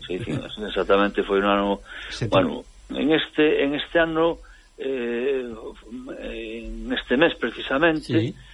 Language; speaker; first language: Galician; native; Galician